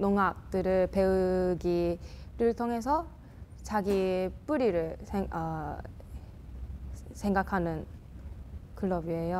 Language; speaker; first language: Korean; early bilingual, heritage; Japanese